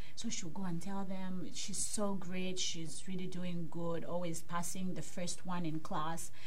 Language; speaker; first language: English; non-native, local second language; Bemba